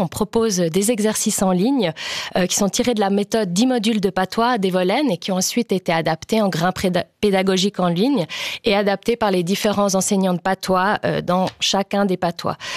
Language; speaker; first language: French; native; French